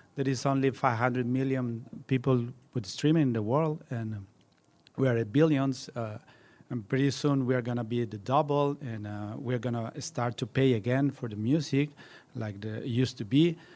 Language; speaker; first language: English; non-native, fluent; Spanish